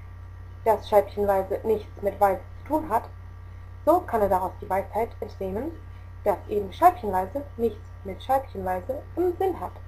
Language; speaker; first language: German; native; German